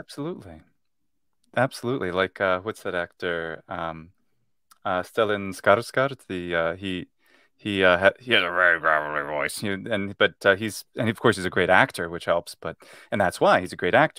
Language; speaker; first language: English; native; English